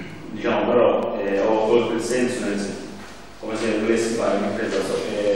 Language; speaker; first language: Italian; native; Italian